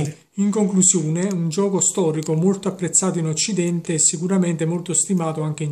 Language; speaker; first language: Italian; native; Italian